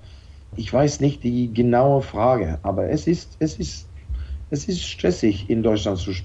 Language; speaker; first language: German; non-native, fluent; Norwegian